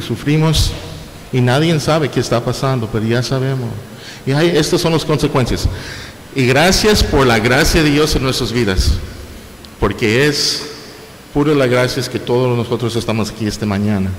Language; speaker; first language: Spanish; non-native, fluent; English